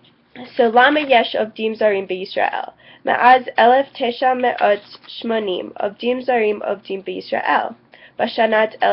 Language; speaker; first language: Hebrew; non-native, learner; English